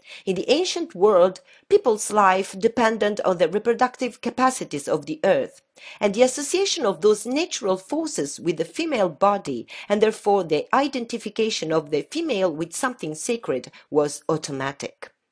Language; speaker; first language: English; non-native, fluent; Italian